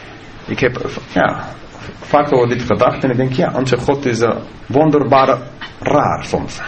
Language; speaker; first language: Dutch; non-native, fluent; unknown